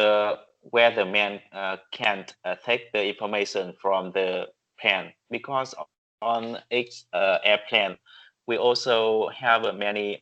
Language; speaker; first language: English; non-native, learner; Vietnamese